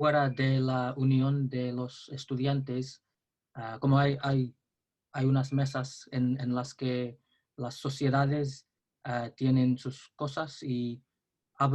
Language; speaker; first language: Spanish; non-native, learner; English